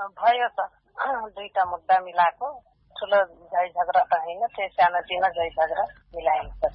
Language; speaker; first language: Nepali; non-native, local second language; Dangaura Tharu